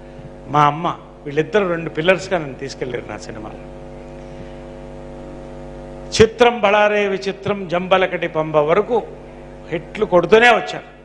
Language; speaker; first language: Telugu; native; Telugu